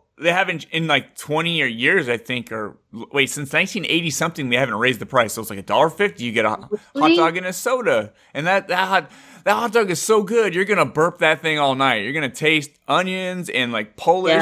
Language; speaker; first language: English; native; English